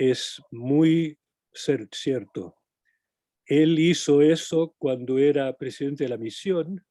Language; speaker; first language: Spanish; non-native, fluent; English